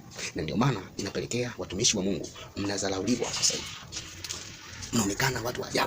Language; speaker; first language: Swahili; native; Swahili